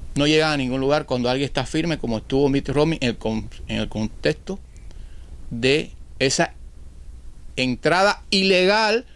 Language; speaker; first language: Spanish; native; Spanish